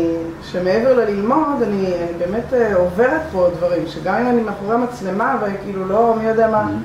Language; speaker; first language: Hebrew; native; Hebrew